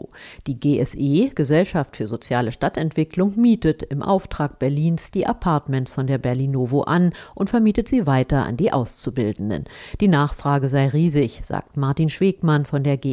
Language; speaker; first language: German; native; German